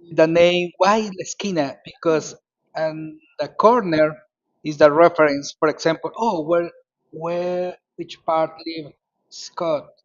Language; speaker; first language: English; non-native, learner; Spanish